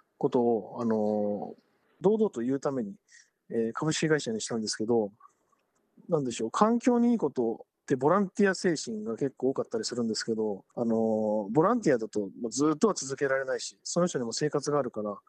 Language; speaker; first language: Japanese; native; Japanese